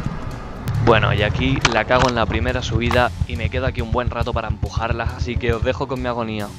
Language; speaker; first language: Spanish; native; Spanish